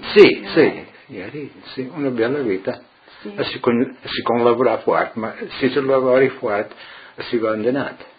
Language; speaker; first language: Italian; early bilingual, heritage; Friulian